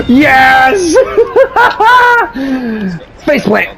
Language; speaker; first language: English; native; English